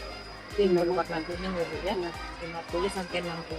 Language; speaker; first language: Indonesian; native; Indonesian